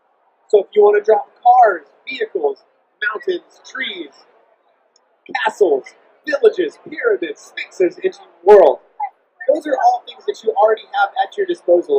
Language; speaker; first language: English; native; English